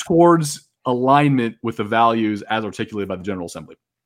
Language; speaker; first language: English; native; English